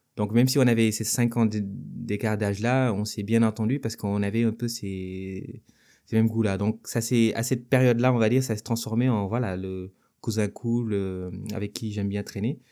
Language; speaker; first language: French; non-native, local second language; Wolof